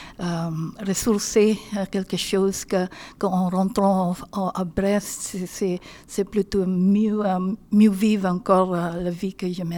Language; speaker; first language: French; non-native, learner; Filipino